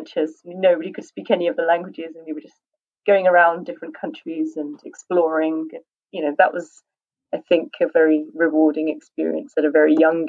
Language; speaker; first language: English; native; English